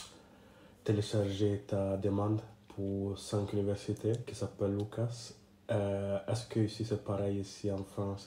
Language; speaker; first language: French; non-native, learner; English